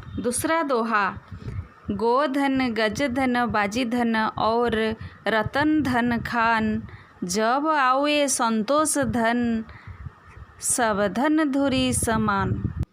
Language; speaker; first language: Hindi; non-native, local second language; Odia